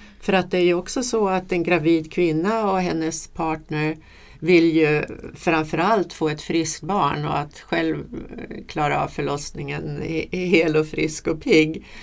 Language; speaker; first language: Swedish; native; Swedish